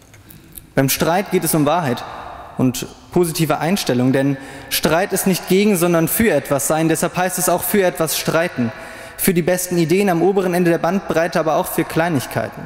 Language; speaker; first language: German; native; German